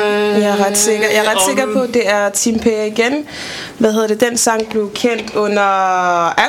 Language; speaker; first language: Danish; non-native, fluent; French